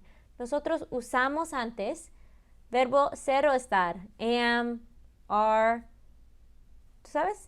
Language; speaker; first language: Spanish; early bilingual, heritage; Spanish